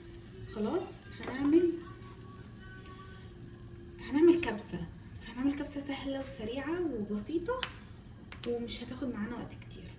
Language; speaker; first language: Arabic; native; Arabic